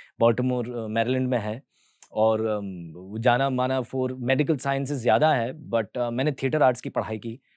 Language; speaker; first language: Hindi; early bilingual, heritage; Hindi